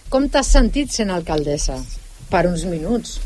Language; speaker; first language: Catalan; native; Catalan